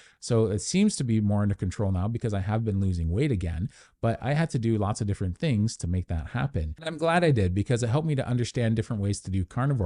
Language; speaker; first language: English; native; English